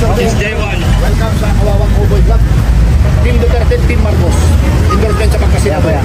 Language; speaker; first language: Filipino; native; Filipino